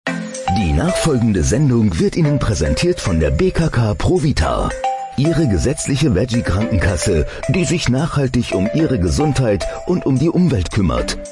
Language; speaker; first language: German; native; German